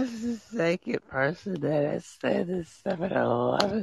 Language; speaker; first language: English; native; English